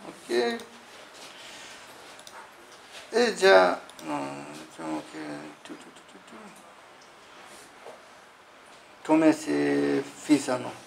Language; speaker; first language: Italian; non-native, learner; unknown